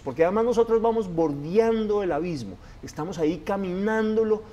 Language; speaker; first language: Spanish; native; Spanish